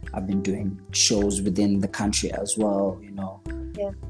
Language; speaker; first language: English; non-native, local second language; Zulu